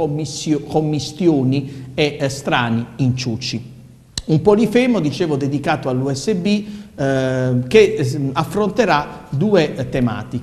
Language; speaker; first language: Italian; native; Italian